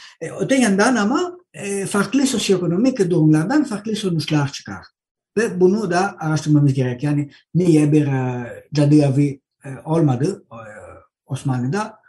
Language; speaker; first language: Turkish; non-native, fluent; Greek